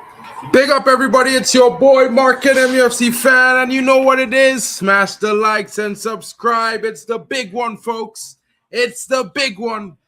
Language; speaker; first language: English; native; English